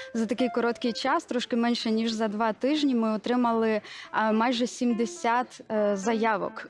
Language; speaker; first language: Ukrainian; native; Ukrainian